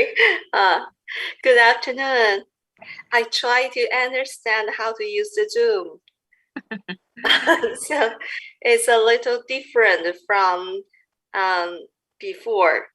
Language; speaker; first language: English; non-native, fluent; Chinese